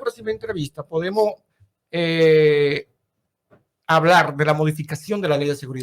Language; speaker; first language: Spanish; native; Spanish